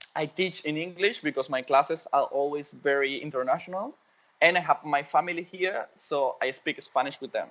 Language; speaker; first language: English; non-native, fluent; Spanish